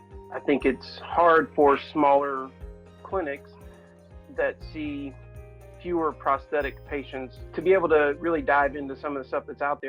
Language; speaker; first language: English; native; English